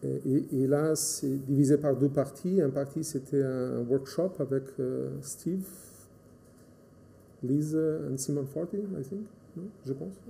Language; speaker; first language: French; non-native, fluent; Portuguese